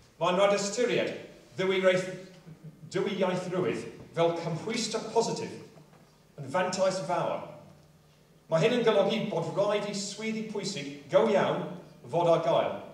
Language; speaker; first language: Welsh; non-native, local second language; English